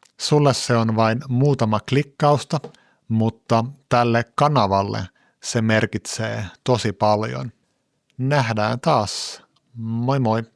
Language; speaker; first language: Finnish; native; Finnish